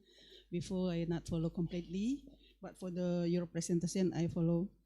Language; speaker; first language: English; non-native, learner; Indonesian